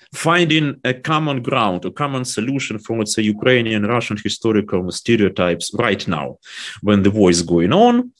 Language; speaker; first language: English; non-native, fluent; Ukrainian